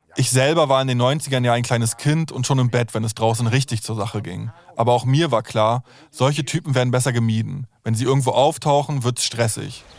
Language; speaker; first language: German; native; German